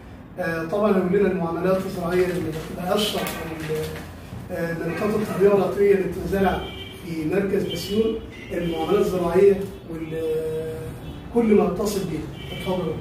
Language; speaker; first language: Arabic; native; Arabic